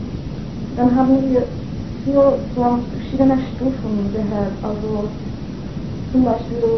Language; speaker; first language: German; non-native, fluent; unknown